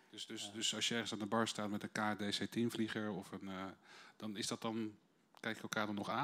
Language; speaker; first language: Dutch; native; Dutch